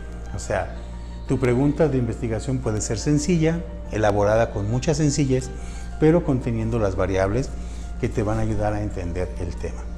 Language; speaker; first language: Spanish; native; Spanish